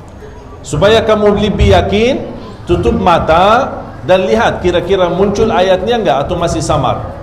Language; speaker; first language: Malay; non-native, fluent; Arabic